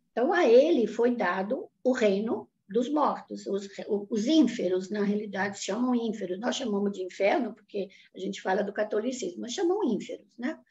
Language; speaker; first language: Portuguese; non-native, fluent; Italian